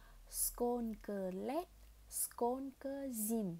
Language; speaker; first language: Russian; non-native, fluent; Vietnamese